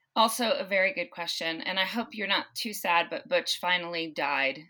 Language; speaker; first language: English; native; English